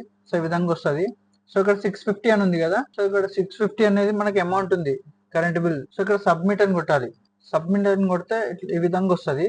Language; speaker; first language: Telugu; native; Telugu